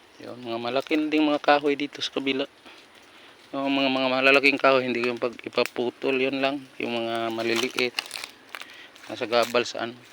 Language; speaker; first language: Filipino; non-native, local second language; Cebuano